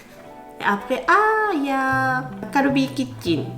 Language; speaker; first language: French; non-native, fluent; Japanese